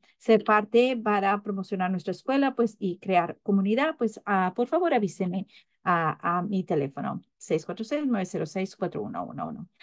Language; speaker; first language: Spanish; early bilingual, heritage; English